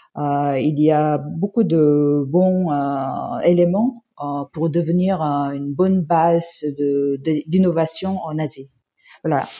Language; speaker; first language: French; non-native, fluent; Korean